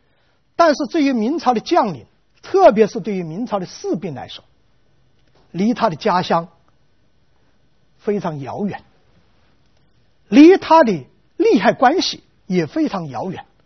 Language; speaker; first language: Chinese; native; Chinese